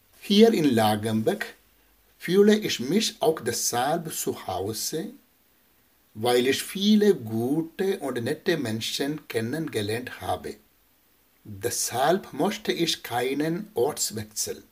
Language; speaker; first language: German; non-native, fluent; Malayalam